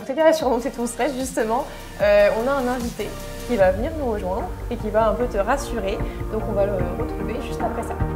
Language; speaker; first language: French; native; French